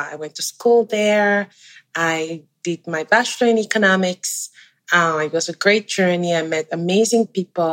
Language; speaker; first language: English; non-native, local second language; French